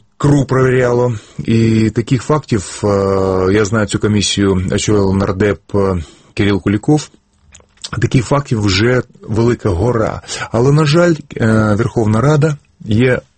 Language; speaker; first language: Ukrainian; native; Ukrainian